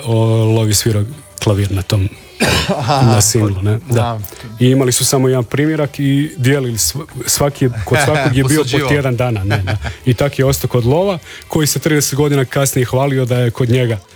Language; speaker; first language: Serbian; native; Serbian